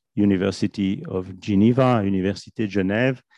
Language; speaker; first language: English; non-native, fluent; French